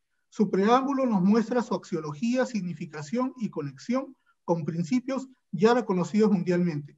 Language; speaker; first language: Spanish; native; Spanish